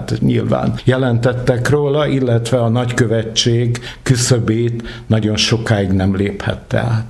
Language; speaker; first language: Hungarian; native; Hungarian